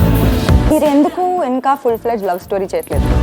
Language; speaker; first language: Telugu; non-native, fluent; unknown